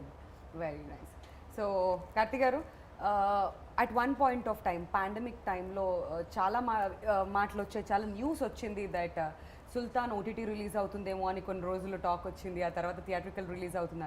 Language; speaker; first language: Telugu; native; Telugu